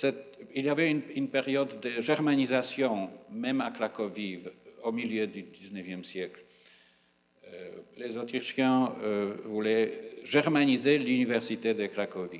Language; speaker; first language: French; non-native, fluent; Polish